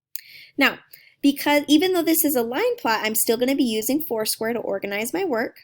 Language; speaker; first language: English; native; English